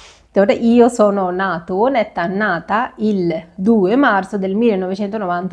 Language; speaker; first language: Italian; non-native, fluent; Sinhala